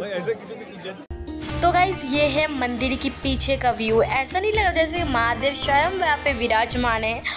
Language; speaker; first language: Hindi; non-native, local second language; Bangla